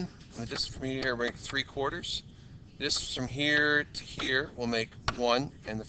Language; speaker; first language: English; native; English